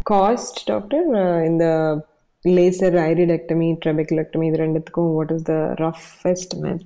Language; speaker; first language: English; non-native, local second language; Tamil